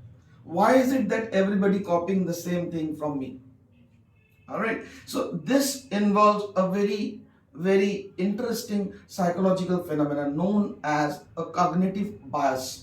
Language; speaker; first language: English; non-native, local second language; Bangla